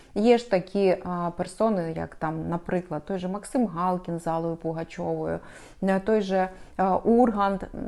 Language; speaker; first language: Ukrainian; non-native, local second language; Russian